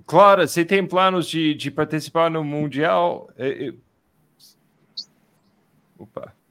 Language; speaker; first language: Portuguese; non-native, fluent; English